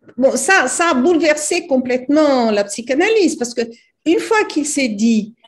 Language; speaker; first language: French; non-native, fluent; Portuguese